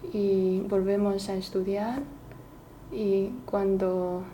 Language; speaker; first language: Spanish; non-native, fluent; Chinese